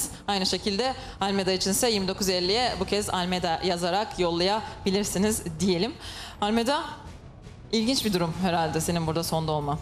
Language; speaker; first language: Turkish; native; Turkish